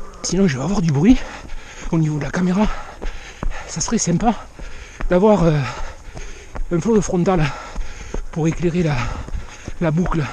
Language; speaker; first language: French; native; French